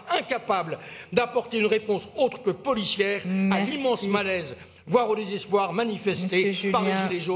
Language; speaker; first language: French; native; French